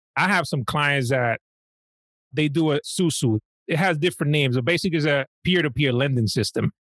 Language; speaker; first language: English; early bilingual, other home language; Spanish